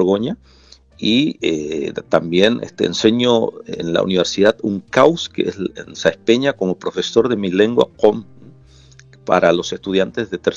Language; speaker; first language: Spanish; non-native, local second language; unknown